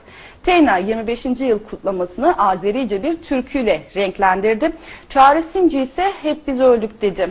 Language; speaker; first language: Turkish; native; Turkish